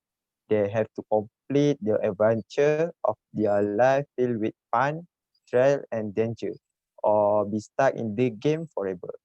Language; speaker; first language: English; non-native, learner; Malay